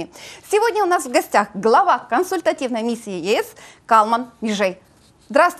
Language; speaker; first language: Russian; native; Russian